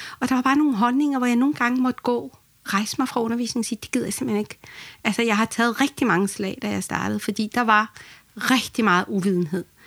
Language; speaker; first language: Danish; early bilingual, other home language; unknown